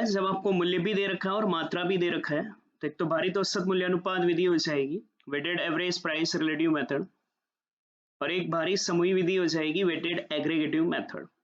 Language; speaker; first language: Hindi; native; Hindi